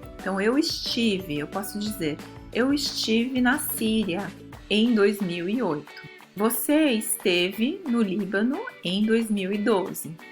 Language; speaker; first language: Portuguese; early bilingual, other home language; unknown